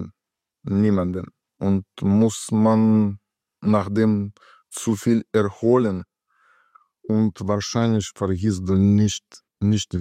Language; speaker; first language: German; non-native, learner; Russian